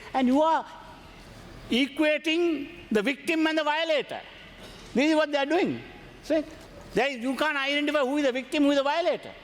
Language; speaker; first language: English; non-native, local second language; Sinhala